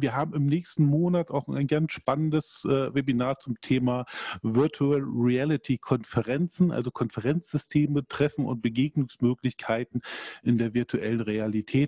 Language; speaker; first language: German; native; German